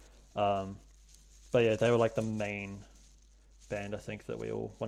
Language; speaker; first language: English; native; English